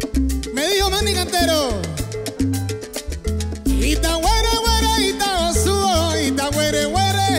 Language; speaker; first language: Spanish; native; Spanish